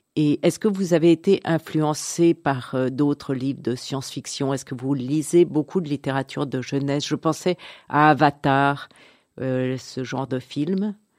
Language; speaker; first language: French; native; French